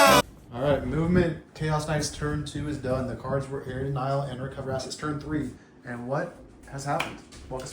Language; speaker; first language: English; native; English